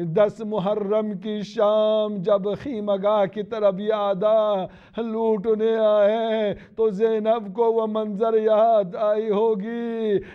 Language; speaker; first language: Urdu; non-native, local second language; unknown